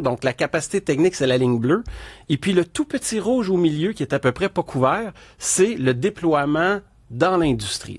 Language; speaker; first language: French; native; French